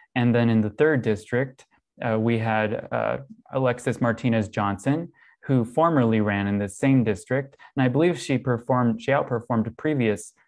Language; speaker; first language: English; native; English